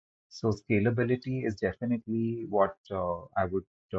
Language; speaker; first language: English; non-native, local second language; Hindi